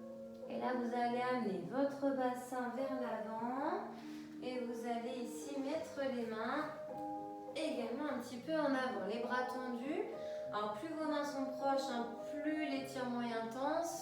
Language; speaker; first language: French; native; French